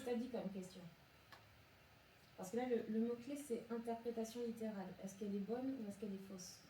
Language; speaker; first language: French; native; French